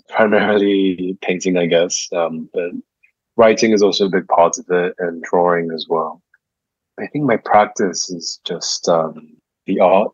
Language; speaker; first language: English; native; English